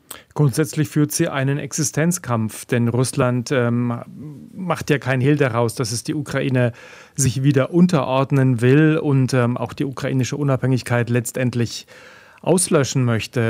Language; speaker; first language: German; native; German